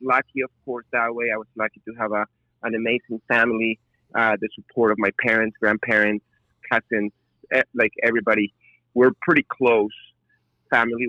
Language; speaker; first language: English; non-native, fluent; Spanish